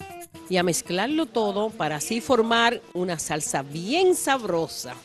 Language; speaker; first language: Spanish; native; Spanish